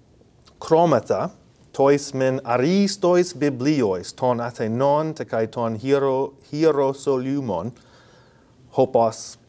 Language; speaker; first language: Greek; non-native, fluent; English